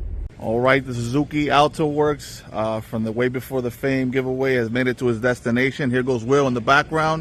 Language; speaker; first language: English; native; English